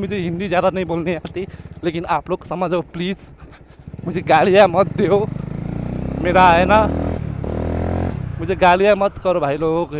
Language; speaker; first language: Hindi; non-native, learner; Nepali